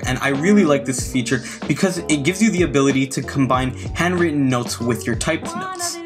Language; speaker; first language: English; native; English